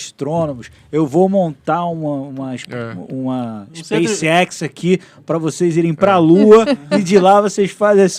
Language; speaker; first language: Portuguese; native; Portuguese